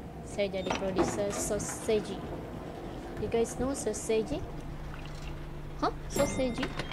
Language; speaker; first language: English; non-native, local second language; Malay